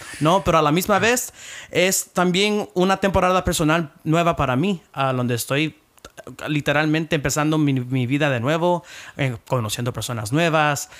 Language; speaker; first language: Spanish; early bilingual, heritage; Spanish